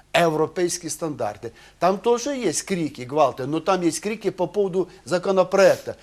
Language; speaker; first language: Russian; non-native, local second language; Ukrainian